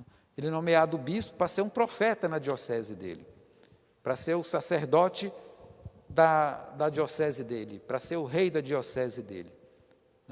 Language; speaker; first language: Portuguese; native; Portuguese